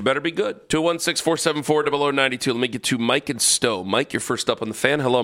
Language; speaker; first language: English; native; English